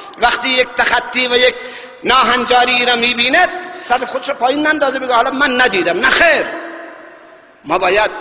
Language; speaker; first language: Persian; non-native, local second language; Baluchi